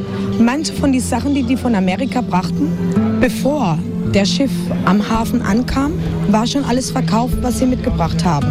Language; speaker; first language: German; non-native, fluent; Spanish